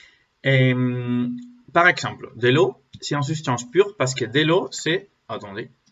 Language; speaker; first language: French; non-native, learner; Spanish